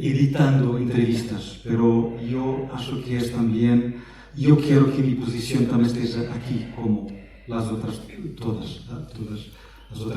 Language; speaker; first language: Spanish; non-native, fluent; Portuguese